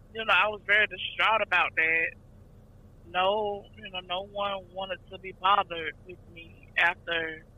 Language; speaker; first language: English; native; English